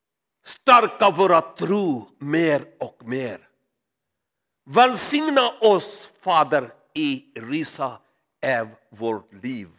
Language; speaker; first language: Swedish; non-native, learner; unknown